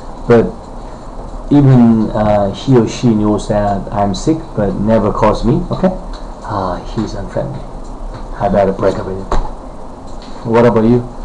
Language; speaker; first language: English; non-native, fluent; Korean